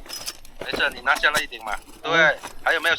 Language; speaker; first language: Chinese; native; Chinese